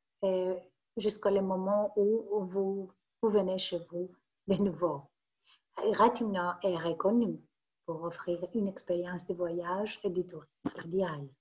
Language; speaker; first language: French; non-native, fluent; Greek